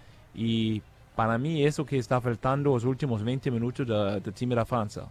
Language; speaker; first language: Portuguese; non-native, fluent; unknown